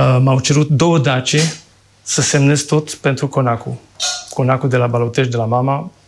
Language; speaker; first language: Romanian; non-native, fluent; French